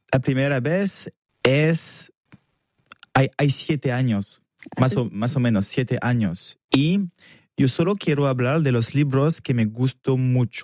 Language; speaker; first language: Spanish; non-native, fluent; French